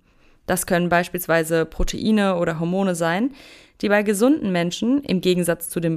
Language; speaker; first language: German; native; German